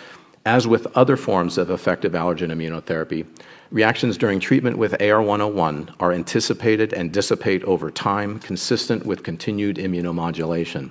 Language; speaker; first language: English; native; English